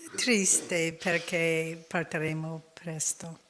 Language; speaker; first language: Italian; non-native, learner; English